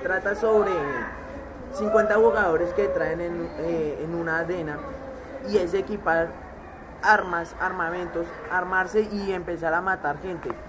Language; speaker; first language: Spanish; native; Spanish